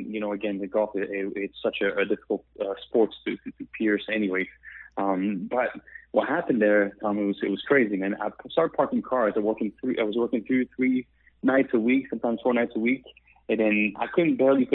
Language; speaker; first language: English; non-native, fluent; French